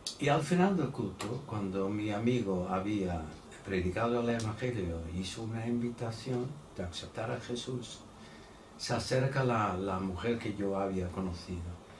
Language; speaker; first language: Spanish; non-native, fluent; Dutch